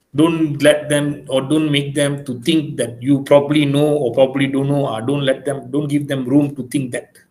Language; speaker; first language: English; non-native, local second language; Malay